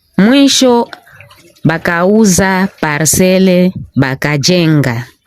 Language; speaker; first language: Swahili; non-native, local second language; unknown